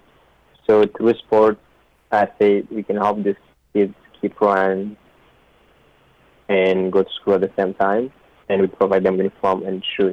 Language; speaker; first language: English; non-native, local second language; Kinyarwanda